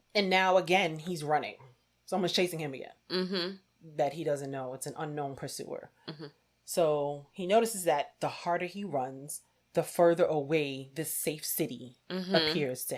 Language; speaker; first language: English; native; English